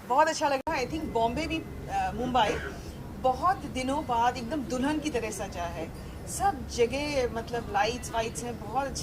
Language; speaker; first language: Hindi; native; Hindi